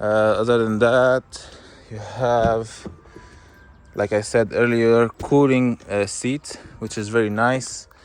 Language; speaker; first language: English; non-native, fluent; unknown